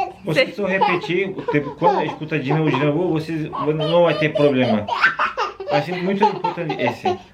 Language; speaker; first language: Portuguese; non-native, learner; Turkish